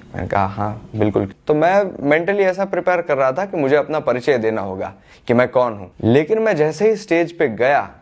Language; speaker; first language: Hindi; non-native, local second language; Gujarati